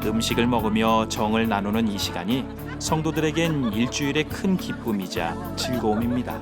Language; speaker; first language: Korean; native; Korean